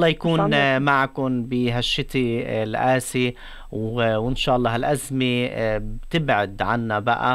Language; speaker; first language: Arabic; native; Arabic